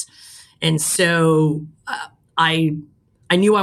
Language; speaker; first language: English; native; English